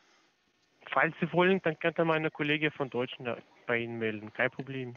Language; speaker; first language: German; non-native, fluent; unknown